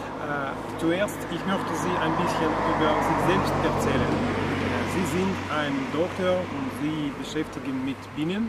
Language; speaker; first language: German; non-native, learner; Russian